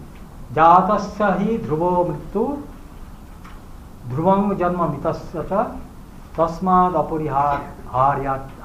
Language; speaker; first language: Japanese; non-native, learner; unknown